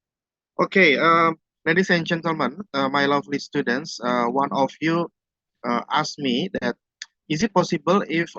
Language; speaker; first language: English; non-native, fluent; Indonesian